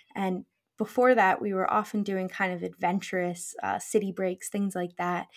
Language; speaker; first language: English; native; English